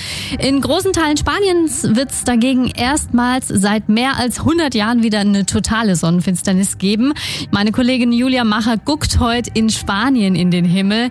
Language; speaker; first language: German; native; German